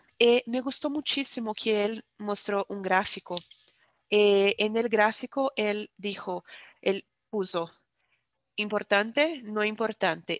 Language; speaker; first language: Spanish; non-native, fluent; Portuguese